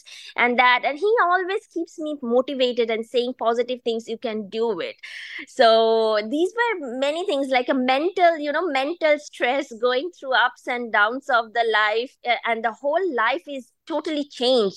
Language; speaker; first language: English; non-native, local second language; Bangla